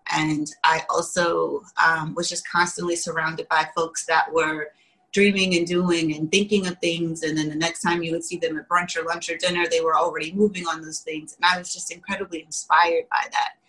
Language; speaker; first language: English; native; English